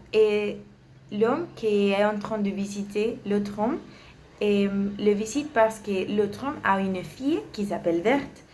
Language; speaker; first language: French; non-native, learner; Spanish